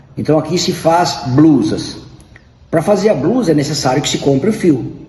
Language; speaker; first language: Portuguese; native; Portuguese